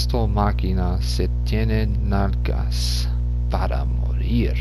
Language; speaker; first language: Spanish; non-native, learner; English